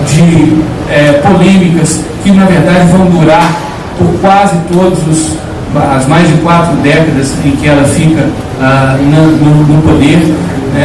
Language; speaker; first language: Portuguese; native; Portuguese